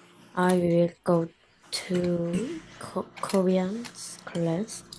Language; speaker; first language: English; non-native, learner; Korean